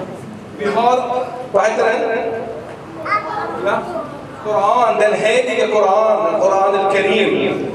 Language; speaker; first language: Swedish; early bilingual, other home language; Arabic